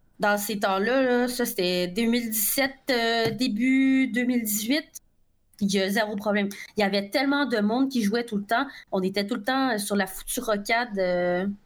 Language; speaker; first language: French; native; French